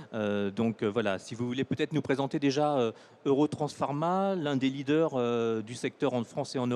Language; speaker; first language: French; native; French